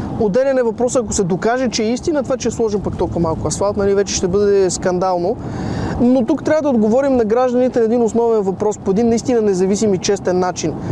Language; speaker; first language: Bulgarian; native; Bulgarian